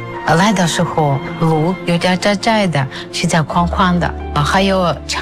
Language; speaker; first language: Chinese; non-native, fluent; Russian